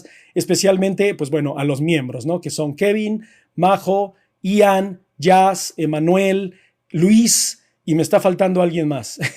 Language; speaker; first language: Spanish; native; Spanish